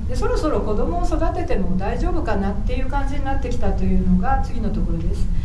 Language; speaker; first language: Japanese; native; Japanese